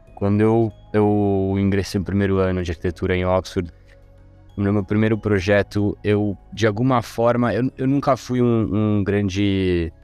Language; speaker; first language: Portuguese; non-native, fluent; Italian